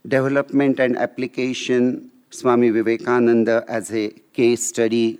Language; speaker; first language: English; non-native, local second language; Marathi